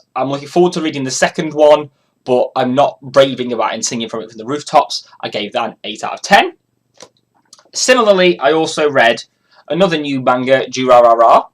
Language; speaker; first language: English; native; English